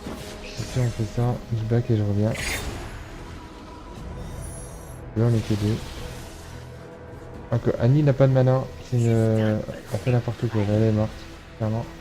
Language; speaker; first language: French; native; French